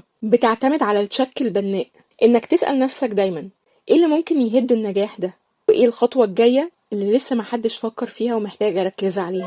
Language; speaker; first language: Arabic; native; Arabic